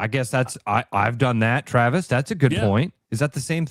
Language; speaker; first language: English; native; English